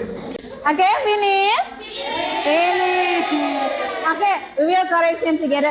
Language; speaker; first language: English; non-native, learner; Indonesian